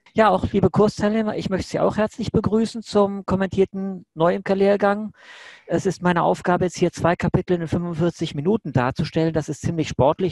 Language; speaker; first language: German; native; German